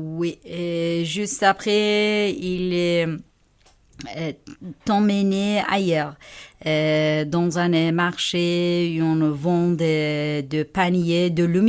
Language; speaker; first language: French; non-native, fluent; Persian